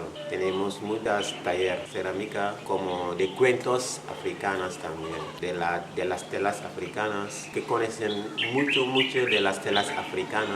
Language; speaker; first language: Spanish; non-native, fluent; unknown